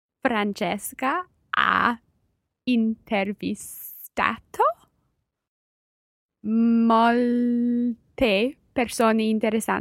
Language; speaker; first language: Italian; non-native, learner; English